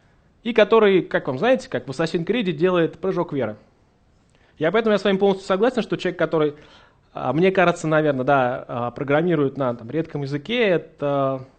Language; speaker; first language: Russian; native; Russian